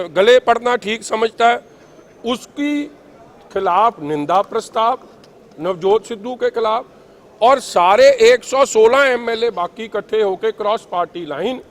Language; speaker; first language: Urdu; non-native, local second language; Punjabi